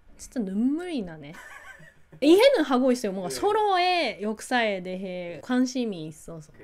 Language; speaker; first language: Korean; non-native, learner; Japanese